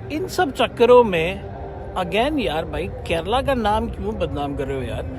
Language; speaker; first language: Hindi; non-native, local second language; Malayalam